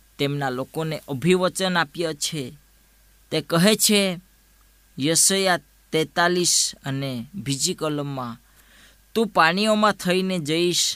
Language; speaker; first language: Gujarati; non-native, local second language; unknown